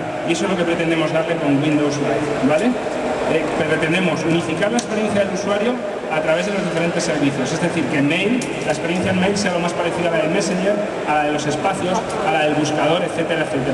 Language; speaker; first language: Spanish; native; Spanish